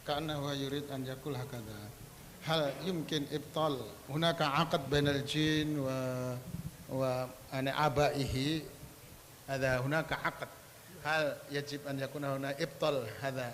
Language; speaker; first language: Arabic; non-native, fluent; Indonesian